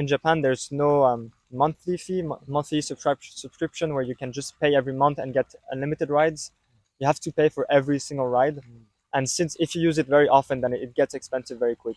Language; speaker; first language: English; non-native, fluent; French